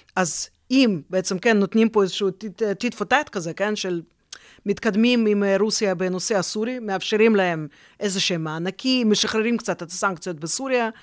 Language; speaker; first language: Hebrew; non-native, fluent; Russian